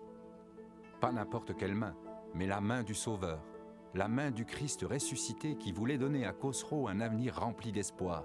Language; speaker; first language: French; native; French